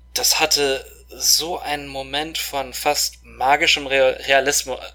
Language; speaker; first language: German; non-native, fluent; Russian